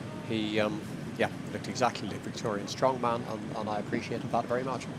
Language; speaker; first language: English; native; English